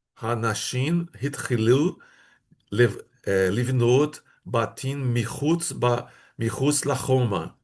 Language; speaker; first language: Hebrew; non-native, fluent; Portuguese